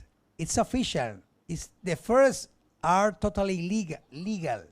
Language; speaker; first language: English; non-native, learner; Spanish